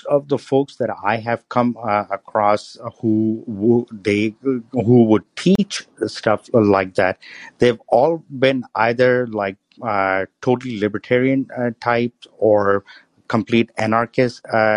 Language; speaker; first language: English; non-native, local second language; Urdu